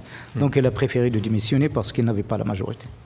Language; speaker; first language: French; non-native, fluent; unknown